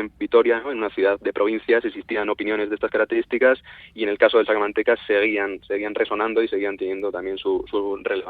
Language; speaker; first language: Spanish; native; Spanish